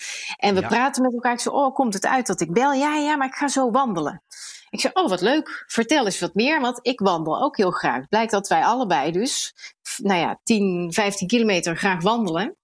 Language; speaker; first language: Dutch; native; Dutch